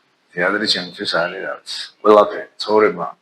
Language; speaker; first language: Georgian; native; Georgian